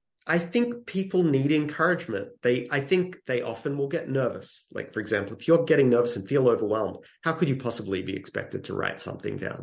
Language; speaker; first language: English; native; English